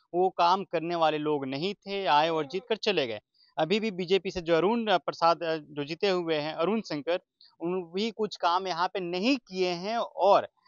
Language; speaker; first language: Hindi; native; Hindi